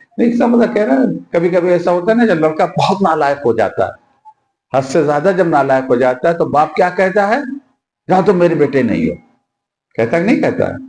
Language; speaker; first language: Urdu; native; Urdu